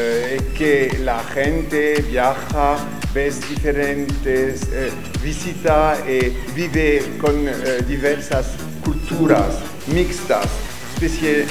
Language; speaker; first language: Spanish; non-native, learner; French